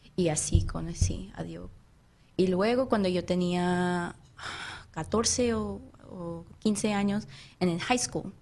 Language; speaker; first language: Spanish; non-native, learner; English